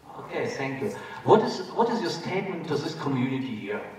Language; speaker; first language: English; non-native, fluent; German